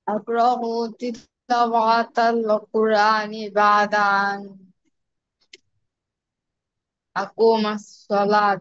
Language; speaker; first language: Arabic; non-native, learner; Bangla